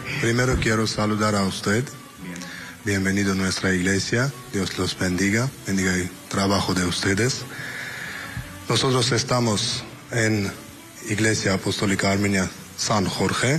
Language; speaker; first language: Spanish; non-native, learner; Armenian